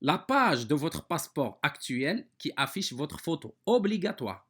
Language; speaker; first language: French; non-native, local second language; Arabic